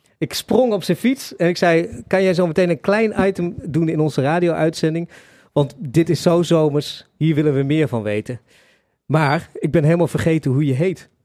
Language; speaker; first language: Dutch; native; Dutch